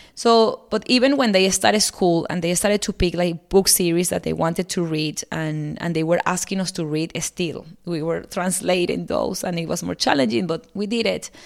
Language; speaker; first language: English; non-native, fluent; Spanish